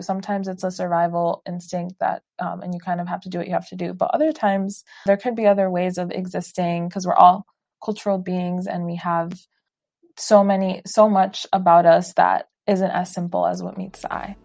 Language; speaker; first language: English; early bilingual, other home language; Spanish